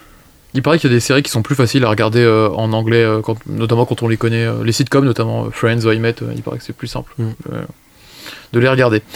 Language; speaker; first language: French; native; French